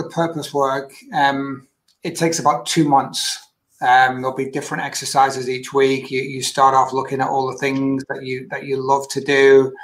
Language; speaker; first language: English; native; English